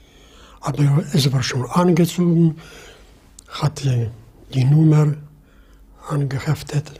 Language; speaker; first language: German; non-native, fluent; Polish